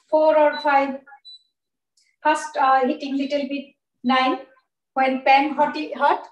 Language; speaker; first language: English; non-native, learner; Bangla